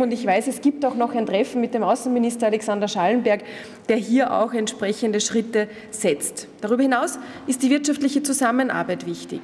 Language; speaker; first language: German; native; German